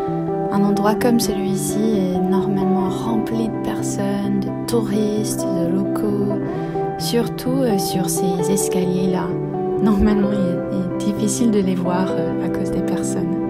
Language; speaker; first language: French; non-native, fluent; English